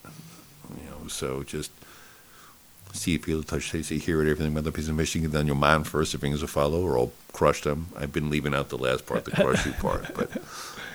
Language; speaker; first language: English; native; English